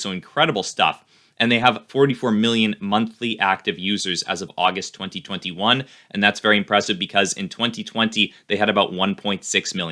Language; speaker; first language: English; native; English